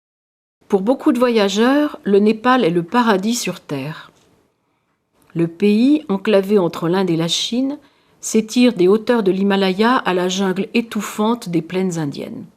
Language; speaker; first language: French; native; French